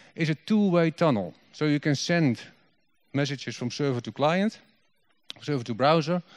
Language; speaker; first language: English; non-native, fluent; Dutch